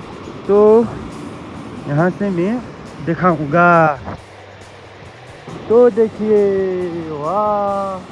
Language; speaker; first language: Hindi; non-native, local second language; Nepali